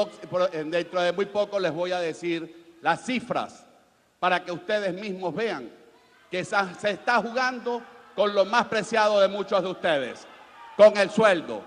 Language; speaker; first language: Spanish; native; Spanish